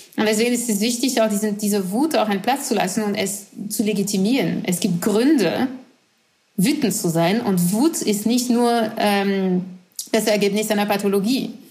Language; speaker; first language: German; non-native, fluent; French